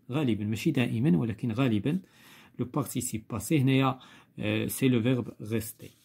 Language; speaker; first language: French; non-native, local second language; Arabic